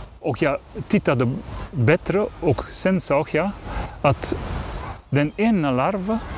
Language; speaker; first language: Swedish; non-native, learner; Dutch